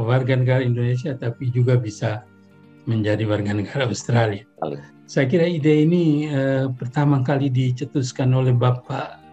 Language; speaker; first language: Indonesian; non-native, local second language; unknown